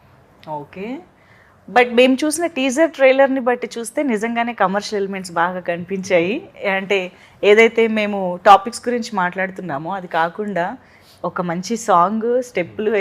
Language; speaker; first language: Telugu; native; Telugu